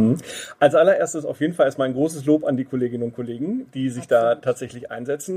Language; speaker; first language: German; native; German